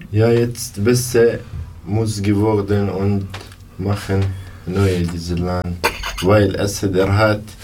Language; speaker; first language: German; non-native, learner; Arabic